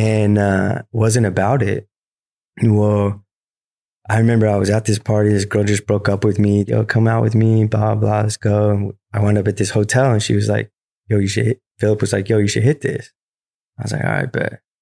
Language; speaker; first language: English; native; English